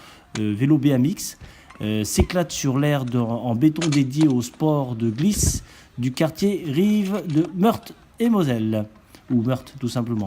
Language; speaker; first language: French; native; French